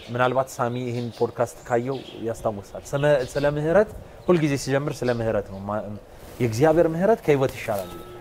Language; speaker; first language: Amharic; native; Amharic